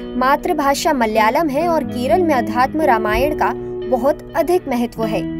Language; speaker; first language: Hindi; native; Hindi